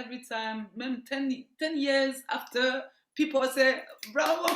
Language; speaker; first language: English; non-native, learner; French